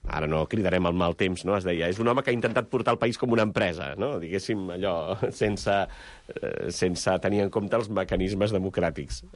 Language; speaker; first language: Catalan; native; Catalan